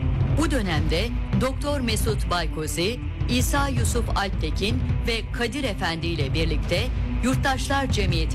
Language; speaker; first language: Turkish; native; Turkish